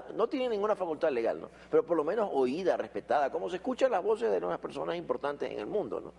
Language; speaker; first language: Spanish; native; Spanish